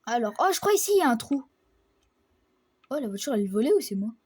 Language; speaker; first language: French; native; French